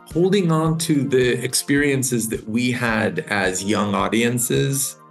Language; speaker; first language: English; native; English